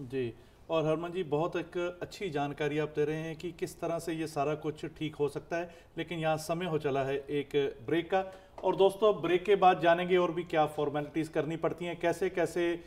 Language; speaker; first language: Hindi; non-native, local second language; Punjabi